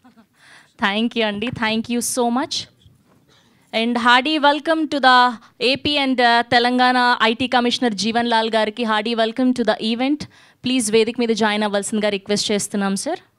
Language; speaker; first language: Telugu; native; Telugu